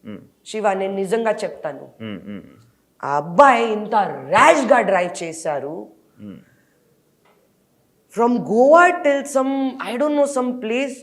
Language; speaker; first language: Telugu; non-native, local second language; Hindi